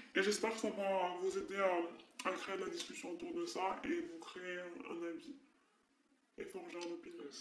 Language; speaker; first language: French; non-native, local second language; Arabic